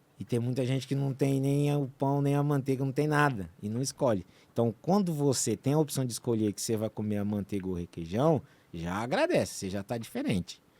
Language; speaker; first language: Portuguese; native; Portuguese